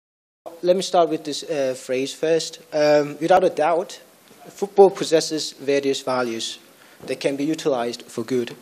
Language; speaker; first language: English; non-native, fluent; Korean